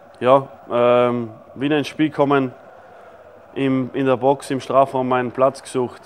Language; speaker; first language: German; native; German